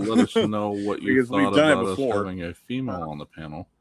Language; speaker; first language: English; native; English